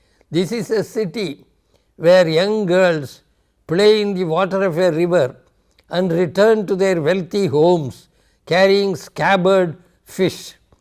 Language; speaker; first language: English; non-native, local second language; Tamil